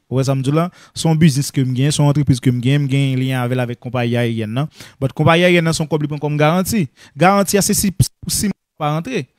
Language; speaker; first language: French; non-native, local second language; Haitian Creole